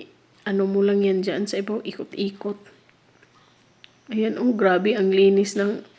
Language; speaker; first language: Filipino; native; Filipino